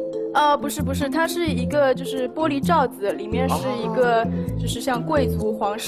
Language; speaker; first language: Chinese; native; Chinese